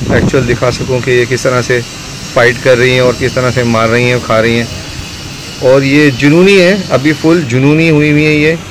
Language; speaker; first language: Urdu; native; Urdu